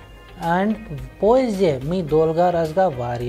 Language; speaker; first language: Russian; non-native, fluent; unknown